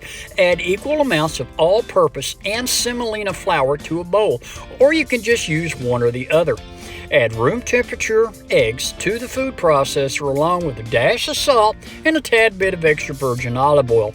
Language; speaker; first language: English; native; English